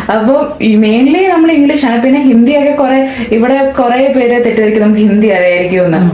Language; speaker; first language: Malayalam; non-native, local second language; English